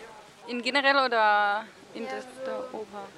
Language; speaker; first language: German; non-native, fluent; French